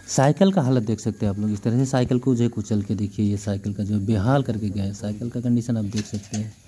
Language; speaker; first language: Hindi; non-native, local second language; Nepali